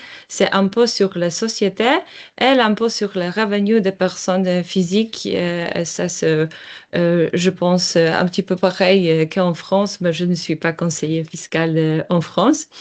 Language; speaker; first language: French; non-native, learner; Polish